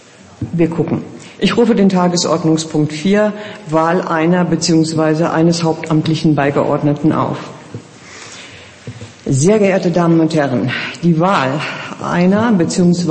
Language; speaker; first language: German; native; German